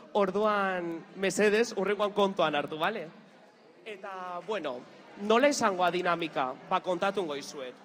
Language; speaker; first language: Basque; native; Basque